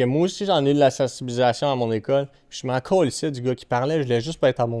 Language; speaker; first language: French; native; French